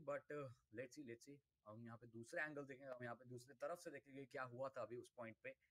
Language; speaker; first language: Hindi; native; Hindi